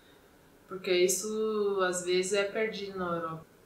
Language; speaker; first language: Portuguese; non-native, fluent; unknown